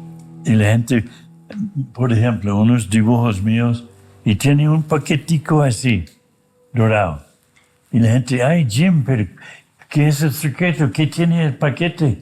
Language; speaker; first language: Spanish; non-native, fluent; English